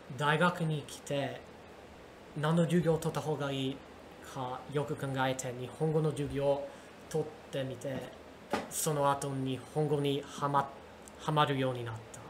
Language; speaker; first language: Japanese; non-native, learner; English